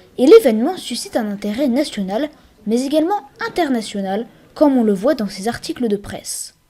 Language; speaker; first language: French; native; French